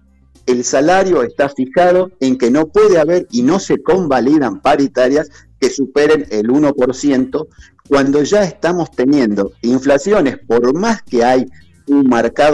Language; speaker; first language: Spanish; native; Spanish